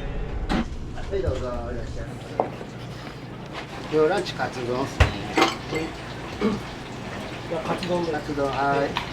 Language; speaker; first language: Japanese; native; Japanese